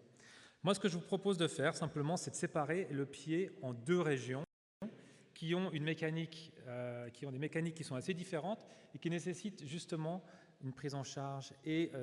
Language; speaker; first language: French; native; French